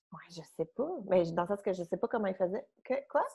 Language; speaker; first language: French; native; French